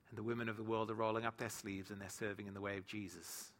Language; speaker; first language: English; native; English